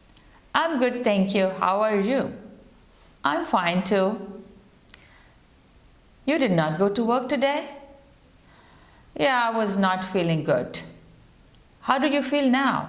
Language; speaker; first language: English; non-native, fluent; Urdu